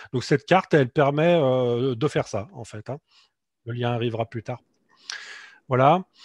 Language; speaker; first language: French; native; French